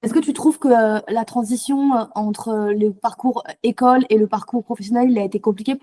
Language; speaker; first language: French; native; French